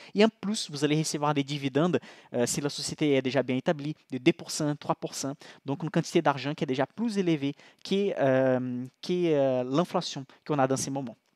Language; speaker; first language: French; non-native, fluent; Portuguese